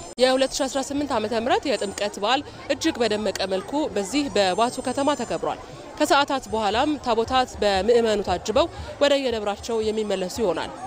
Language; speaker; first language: Amharic; native; Amharic